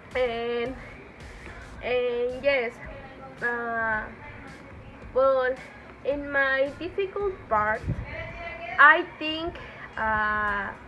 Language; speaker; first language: English; non-native, learner; Spanish